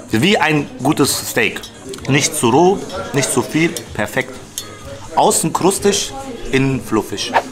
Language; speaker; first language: German; early bilingual, other home language; Bosnian